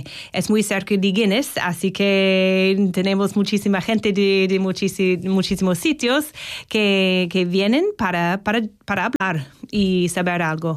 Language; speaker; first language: Spanish; non-native, fluent; English